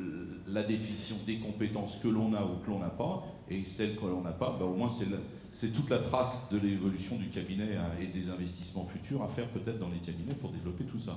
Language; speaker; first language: French; native; French